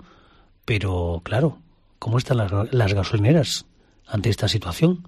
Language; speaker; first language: Spanish; native; Spanish